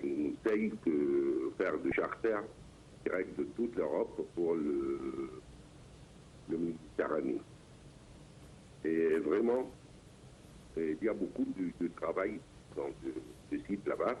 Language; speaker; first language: French; non-native, learner; Arabic